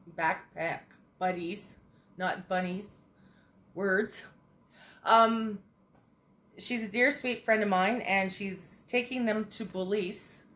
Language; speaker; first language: English; native; English